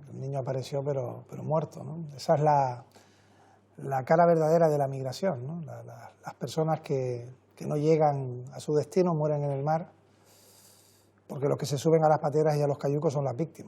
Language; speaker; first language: Spanish; native; Spanish